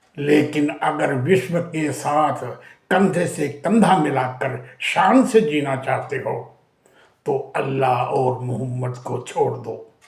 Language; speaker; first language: Hindi; native; Hindi